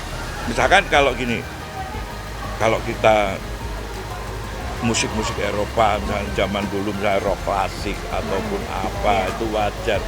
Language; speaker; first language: Indonesian; native; Indonesian